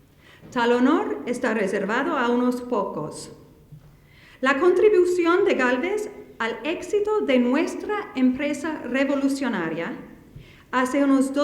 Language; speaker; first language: Spanish; non-native, fluent; English